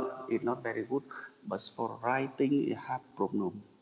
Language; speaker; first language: English; non-native, learner; Vietnamese